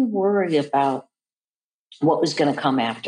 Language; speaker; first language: English; native; English